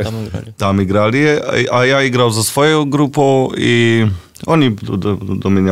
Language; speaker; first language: Russian; non-native, learner; Polish